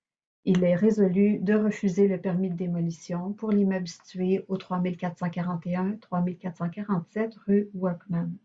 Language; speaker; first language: French; native; French